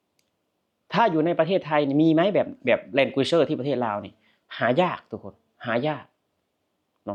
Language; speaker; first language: Thai; non-native, local second language; Northeastern Thai